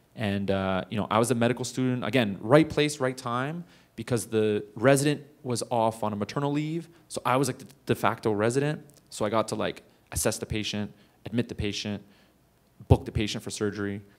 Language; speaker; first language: English; native; English